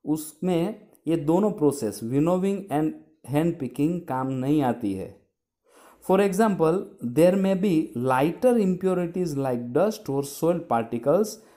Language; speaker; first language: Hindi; non-native, local second language; Gujarati